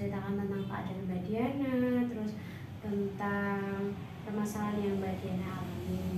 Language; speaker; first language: Indonesian; native; Indonesian